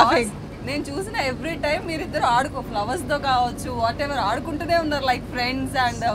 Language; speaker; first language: Telugu; native; Telugu